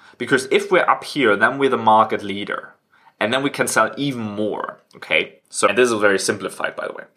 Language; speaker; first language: English; non-native, fluent; German